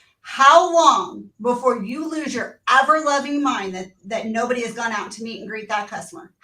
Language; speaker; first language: English; native; English